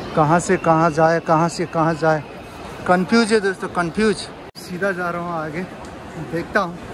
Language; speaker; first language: Hindi; native; Hindi